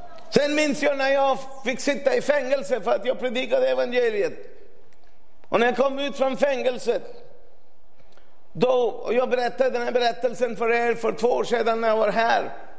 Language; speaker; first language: Swedish; non-native, fluent; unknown